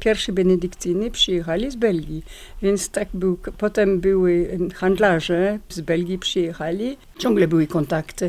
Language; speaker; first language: Polish; non-native, learner; French